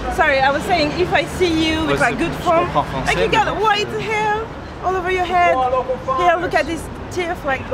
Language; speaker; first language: English; non-native, learner; French